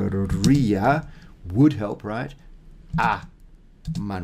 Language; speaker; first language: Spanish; non-native, learner; English